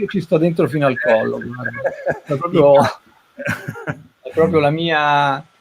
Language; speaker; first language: Italian; native; Italian